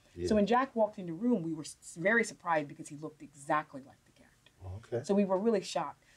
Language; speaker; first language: English; native; English